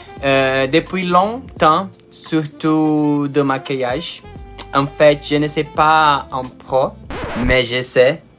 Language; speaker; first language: French; non-native, learner; Portuguese